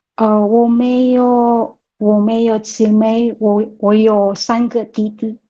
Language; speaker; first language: Chinese; non-native, learner; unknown